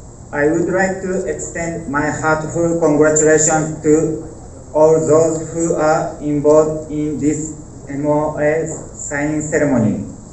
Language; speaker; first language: English; non-native, fluent; Japanese